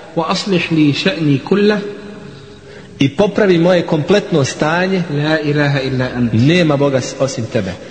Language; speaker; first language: Bosnian; non-native, fluent; Arabic